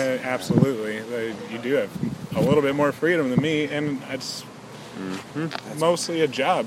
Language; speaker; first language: English; native; English